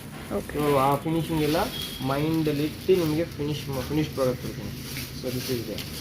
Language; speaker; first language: Kannada; non-native, local second language; Hindi